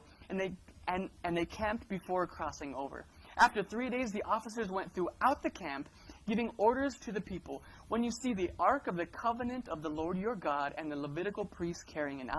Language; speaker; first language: English; native; English